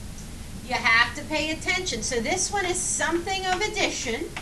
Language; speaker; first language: English; native; English